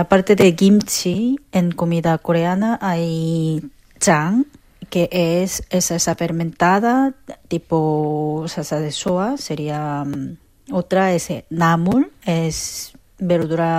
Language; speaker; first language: Spanish; non-native, fluent; Korean